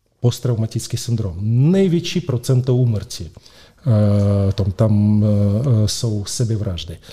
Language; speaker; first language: Czech; non-native, fluent; Russian